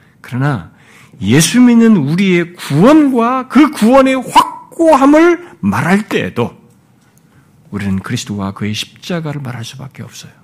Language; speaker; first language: Korean; native; Korean